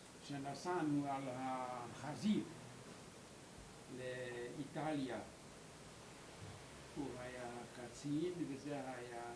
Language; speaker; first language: Hebrew; non-native, learner; German